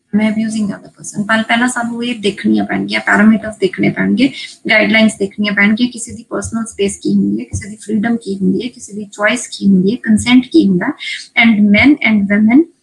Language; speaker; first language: Punjabi; native; Punjabi